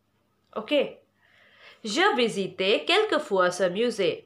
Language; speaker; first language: French; non-native, learner; Hindi